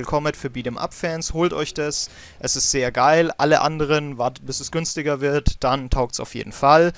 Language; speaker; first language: German; native; German